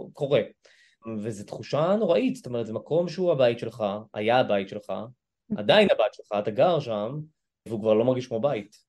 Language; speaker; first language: Hebrew; native; Hebrew